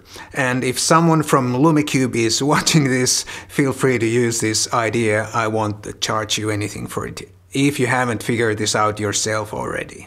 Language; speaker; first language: English; non-native, fluent; Finnish